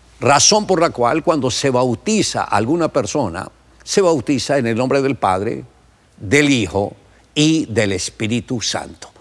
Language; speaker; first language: Spanish; native; Spanish